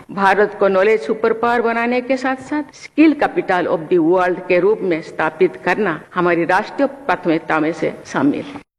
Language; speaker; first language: Hindi; non-native, local second language; Santali